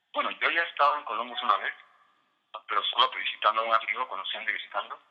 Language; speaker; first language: Spanish; native; Spanish